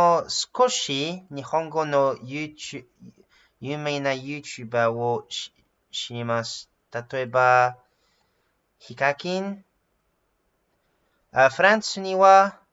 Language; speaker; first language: Japanese; non-native, learner; English